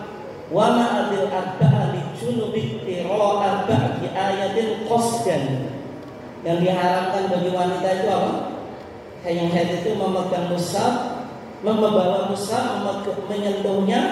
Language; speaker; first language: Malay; non-native, local second language; Javanese